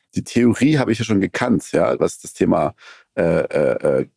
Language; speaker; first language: German; early bilingual, other home language; Persian